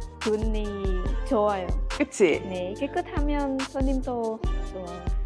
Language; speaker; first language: Korean; non-native, learner; Vietnamese